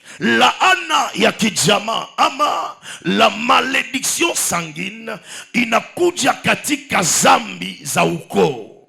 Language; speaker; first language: Swahili; native; Swahili